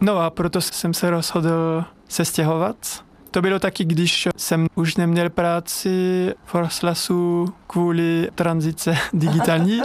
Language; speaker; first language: Czech; non-native, fluent; French